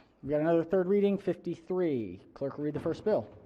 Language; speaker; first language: English; native; English